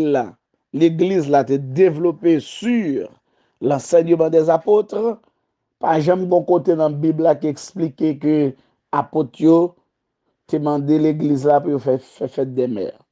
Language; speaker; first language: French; non-native, learner; Haitian Creole